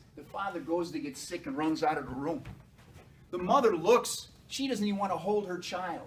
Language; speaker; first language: English; native; English